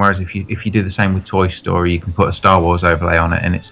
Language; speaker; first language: English; native; English